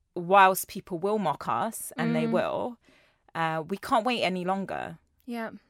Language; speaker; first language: English; native; English